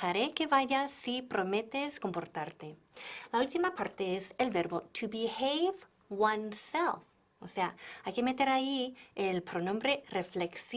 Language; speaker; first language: Spanish; non-native, fluent; English